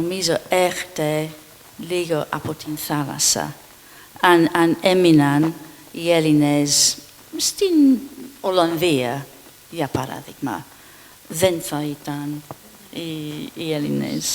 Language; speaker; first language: Greek; non-native, fluent; English